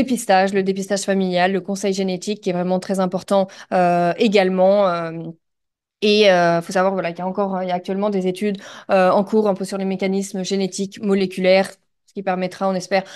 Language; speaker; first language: French; native; French